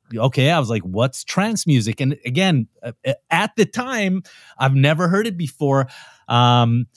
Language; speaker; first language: English; non-native, fluent; Hebrew